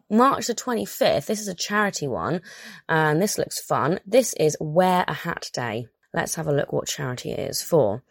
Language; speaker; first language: English; native; English